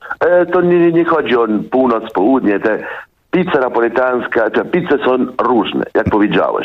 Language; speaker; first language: Polish; non-native, fluent; Italian